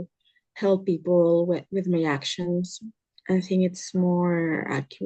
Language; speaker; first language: English; early bilingual, other home language; Spanish